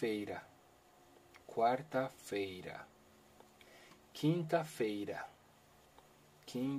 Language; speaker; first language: Portuguese; non-native, learner; Haitian Creole